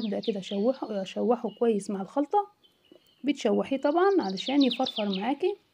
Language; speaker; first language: Arabic; native; Arabic